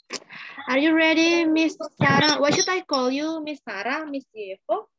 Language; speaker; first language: English; non-native, fluent; Indonesian